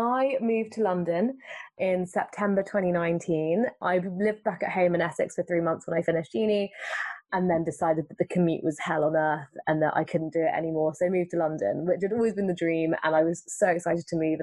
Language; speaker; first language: English; native; English